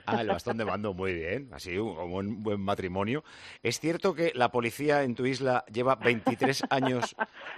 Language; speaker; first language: Spanish; native; Spanish